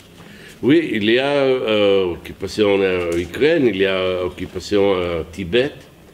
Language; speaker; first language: French; non-native, learner; Hebrew